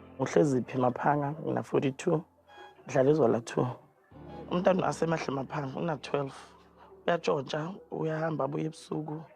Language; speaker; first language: Zulu; native; Zulu